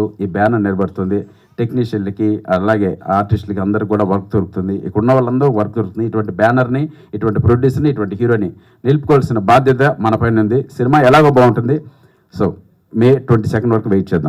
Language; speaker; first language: Telugu; native; Telugu